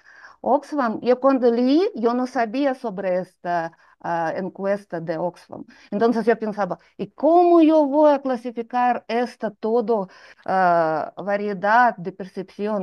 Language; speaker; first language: Spanish; non-native, fluent; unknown